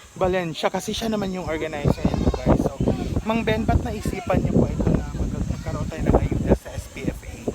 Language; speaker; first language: Filipino; native; Filipino